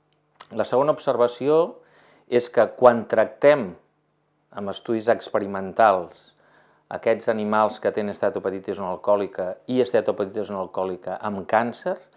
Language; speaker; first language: Catalan; native; Catalan